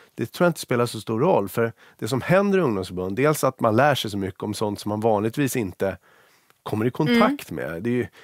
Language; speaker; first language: Swedish; native; Swedish